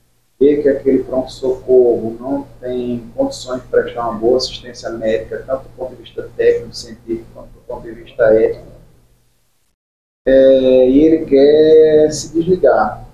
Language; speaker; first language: Portuguese; native; Portuguese